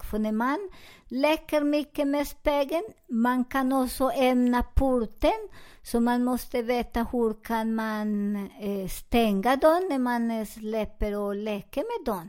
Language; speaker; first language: Swedish; non-native, learner; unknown